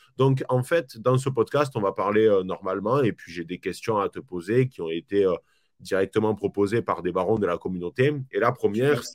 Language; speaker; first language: French; native; French